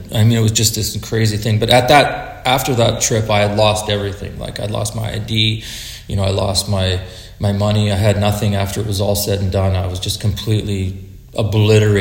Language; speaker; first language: English; native; English